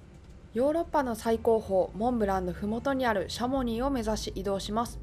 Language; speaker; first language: Japanese; native; Japanese